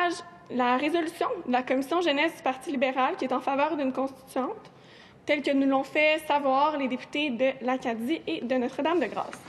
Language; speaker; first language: French; native; French